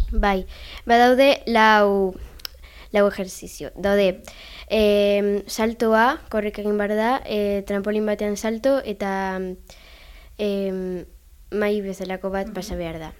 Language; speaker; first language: Basque; non-native, local second language; Spanish